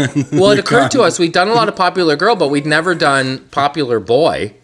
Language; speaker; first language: English; native; English